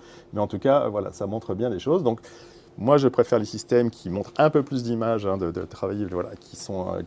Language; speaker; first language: French; native; French